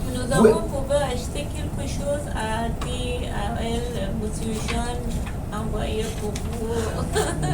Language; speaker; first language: French; non-native, learner; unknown